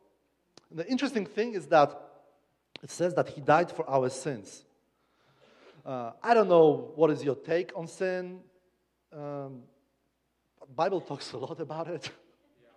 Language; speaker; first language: English; non-native, fluent; Polish